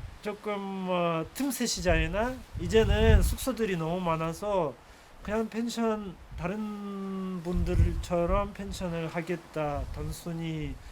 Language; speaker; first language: Korean; non-native, fluent; Russian